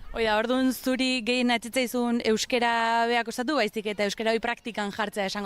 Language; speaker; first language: Basque; native; Basque